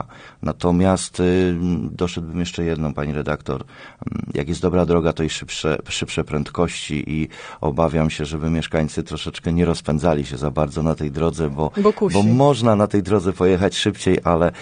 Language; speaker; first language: Polish; native; Polish